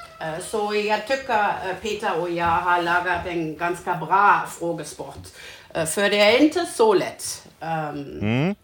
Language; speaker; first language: Swedish; non-native, learner; German